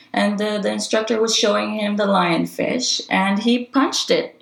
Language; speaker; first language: English; non-native, fluent; Hebrew